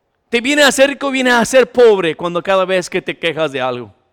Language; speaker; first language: Spanish; native; Spanish